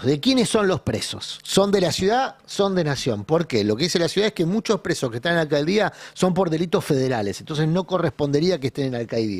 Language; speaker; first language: Spanish; native; Spanish